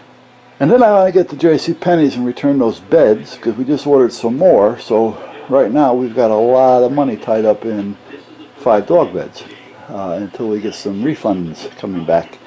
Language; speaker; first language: English; native; English